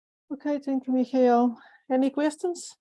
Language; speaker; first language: English; non-native, fluent; Portuguese